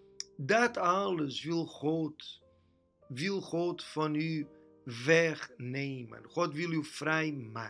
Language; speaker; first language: Dutch; non-native, fluent; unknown